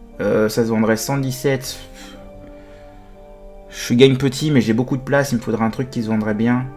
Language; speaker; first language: French; native; French